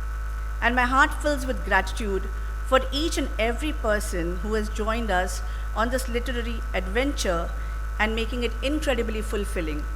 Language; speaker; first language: English; non-native, local second language; Marathi